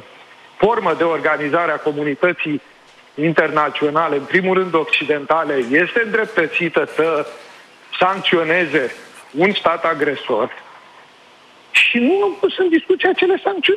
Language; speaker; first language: Romanian; native; Romanian